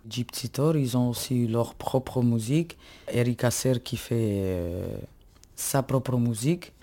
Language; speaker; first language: French; non-native, fluent; Romany